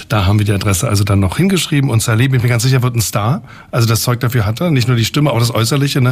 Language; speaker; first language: German; native; German